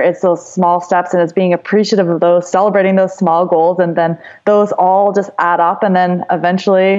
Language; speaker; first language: English; native; English